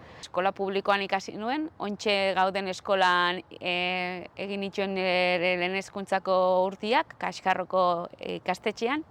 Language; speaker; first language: Basque; non-native, local second language; Spanish